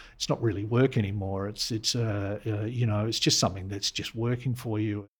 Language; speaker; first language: English; native; English